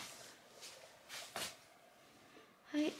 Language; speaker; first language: Japanese; non-native, learner; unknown